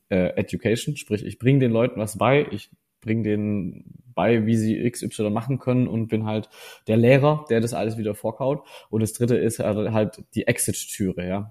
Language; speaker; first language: German; native; German